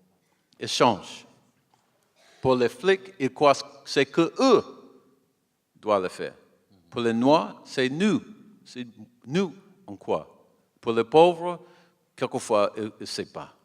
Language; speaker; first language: French; non-native, learner; English